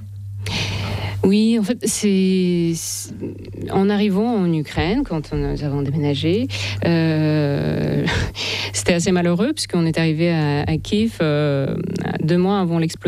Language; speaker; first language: French; non-native, fluent; Russian